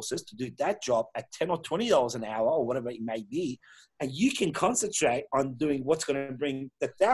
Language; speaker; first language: English; early bilingual, other home language; Persian